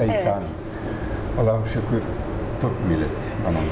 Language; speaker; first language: Turkish; non-native, learner; Bosnian